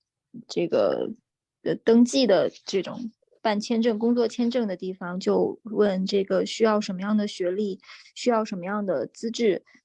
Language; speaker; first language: Chinese; native; Chinese